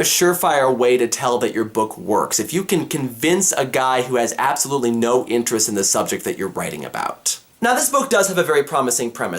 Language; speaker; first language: English; native; English